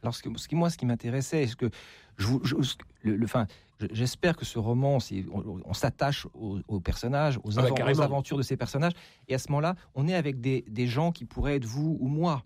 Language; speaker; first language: French; native; French